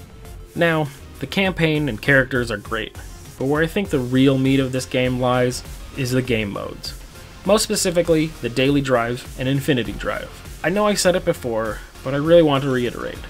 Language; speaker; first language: English; native; English